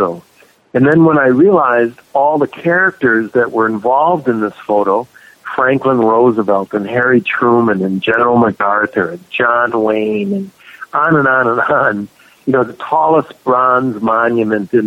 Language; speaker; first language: English; native; English